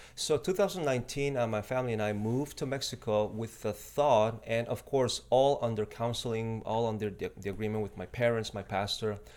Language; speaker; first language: English; non-native, fluent; Spanish